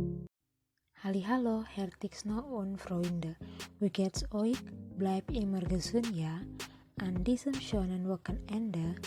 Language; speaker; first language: German; non-native, learner; Indonesian